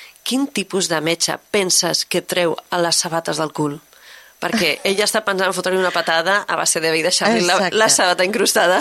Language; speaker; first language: Catalan; native; Catalan